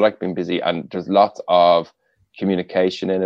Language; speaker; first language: English; native; English